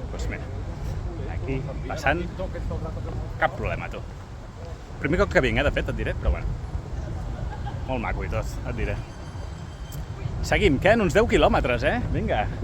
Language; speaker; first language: Catalan; native; Catalan